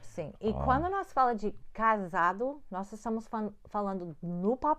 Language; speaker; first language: Portuguese; non-native, fluent; English